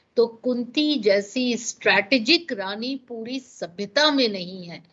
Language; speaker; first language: Hindi; non-native, local second language; Gujarati